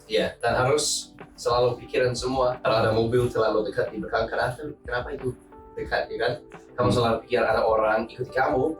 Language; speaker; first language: Indonesian; non-native, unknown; English